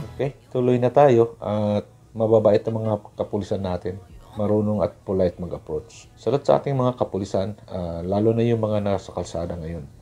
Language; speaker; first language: Filipino; non-native, local second language; Cebuano